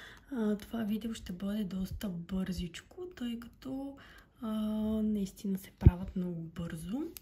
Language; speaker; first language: Bulgarian; native; Bulgarian